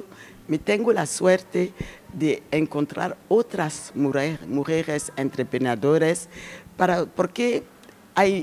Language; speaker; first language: Spanish; non-native, learner; French